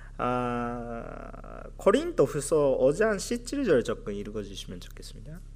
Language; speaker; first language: Korean; non-native, fluent; Japanese